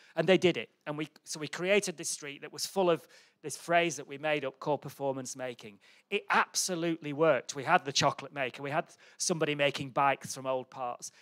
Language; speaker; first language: English; native; English